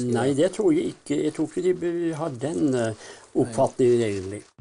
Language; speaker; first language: Norwegian; native; Norwegian